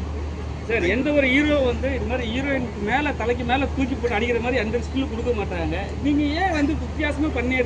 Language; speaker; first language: Tamil; native; Tamil